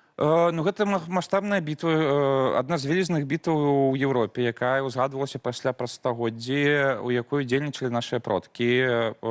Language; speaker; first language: Belarusian; native; Belarusian